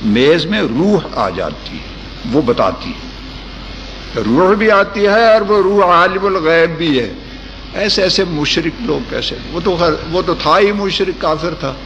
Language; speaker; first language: Urdu; native; Urdu